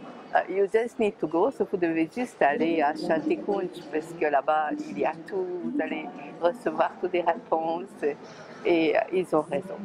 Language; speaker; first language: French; non-native, fluent; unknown